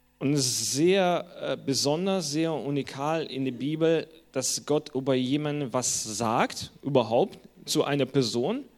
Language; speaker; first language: German; non-native, fluent; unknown